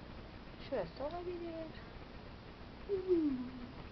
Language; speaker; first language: Turkish; native; Turkish